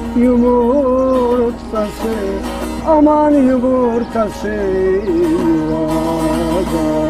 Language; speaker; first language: Turkish; native; Turkish